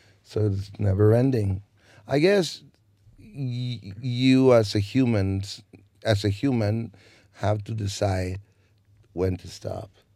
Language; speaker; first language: English; non-native, fluent; Spanish